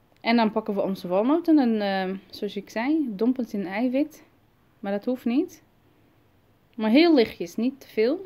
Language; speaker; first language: Dutch; early bilingual, other home language; Arabic